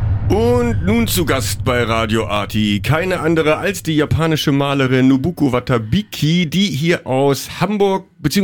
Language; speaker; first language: German; native; German